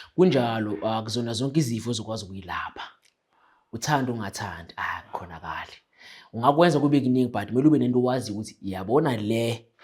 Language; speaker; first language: Zulu; native; Zulu